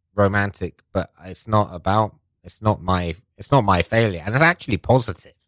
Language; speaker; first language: English; non-native, local second language; Persian